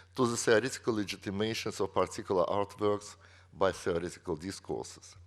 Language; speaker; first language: English; non-native, fluent; Russian